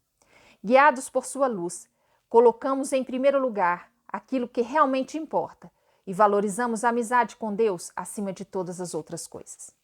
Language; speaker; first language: Portuguese; native; Portuguese